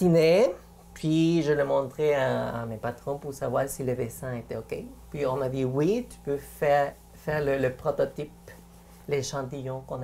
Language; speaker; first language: French; non-native, fluent; Spanish